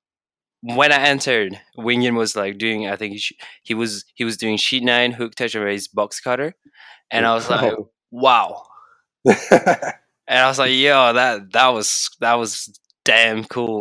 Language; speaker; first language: English; non-native, fluent; Norwegian